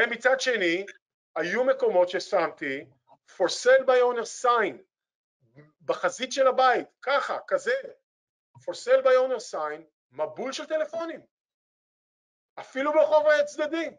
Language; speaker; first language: Hebrew; native; Hebrew